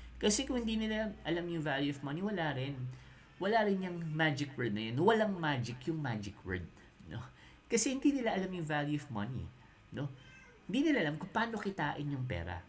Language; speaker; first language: Filipino; native; Filipino